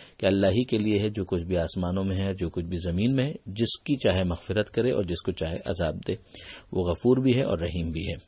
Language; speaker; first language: Urdu; native; Urdu